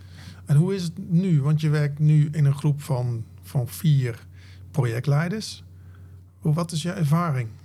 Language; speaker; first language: Dutch; native; Dutch